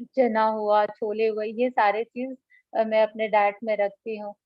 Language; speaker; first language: Hindi; non-native, local second language; Bangla